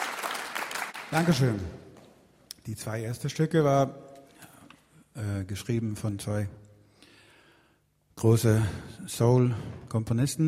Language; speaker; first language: German; non-native, fluent; Swedish